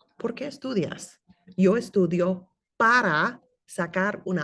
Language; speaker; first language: Spanish; non-native, fluent; English